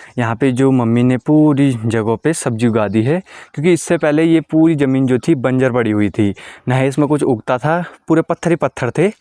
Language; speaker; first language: Hindi; non-native, local second language; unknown